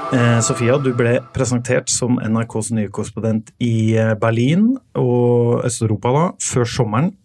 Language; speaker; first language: Norwegian; native; Norwegian